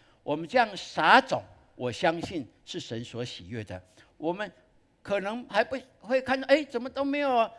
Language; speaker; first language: Chinese; native; Chinese